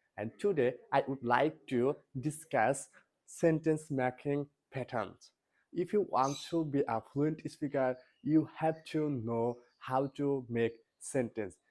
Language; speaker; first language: English; non-native, local second language; Bangla